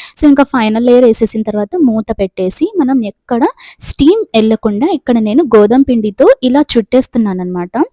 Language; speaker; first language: Telugu; non-native, local second language; Urdu